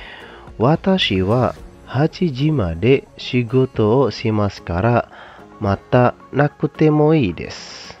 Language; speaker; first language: Japanese; non-native, fluent; Indonesian